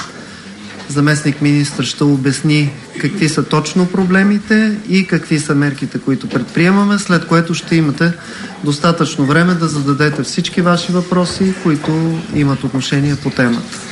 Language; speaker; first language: Bulgarian; native; Bulgarian